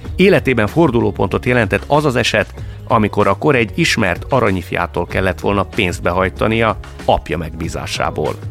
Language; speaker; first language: Hungarian; early bilingual, heritage; Czech